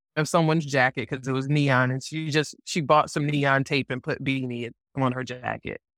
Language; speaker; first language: English; native; English